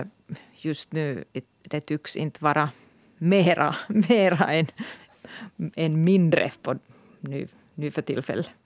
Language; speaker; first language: Swedish; non-native, local second language; Finnish